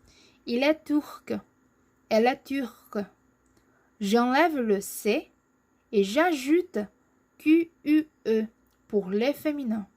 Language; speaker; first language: French; non-native, fluent; Portuguese